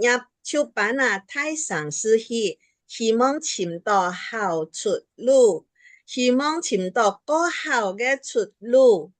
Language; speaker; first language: Chinese; non-native, local second language; Hakka Chinese